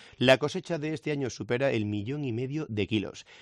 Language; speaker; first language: Spanish; native; Spanish